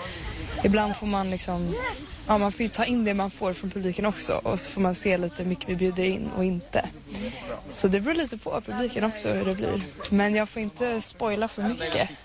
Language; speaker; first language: Swedish; native; Swedish